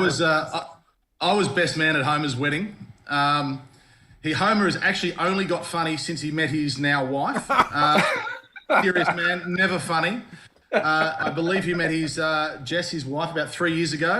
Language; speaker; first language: English; native; English